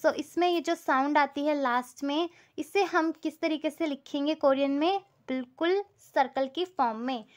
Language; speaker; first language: Hindi; native; Hindi